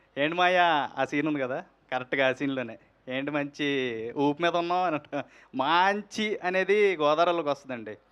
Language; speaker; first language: Telugu; native; Telugu